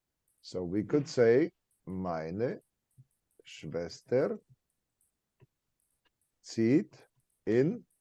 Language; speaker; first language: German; non-native, fluent; English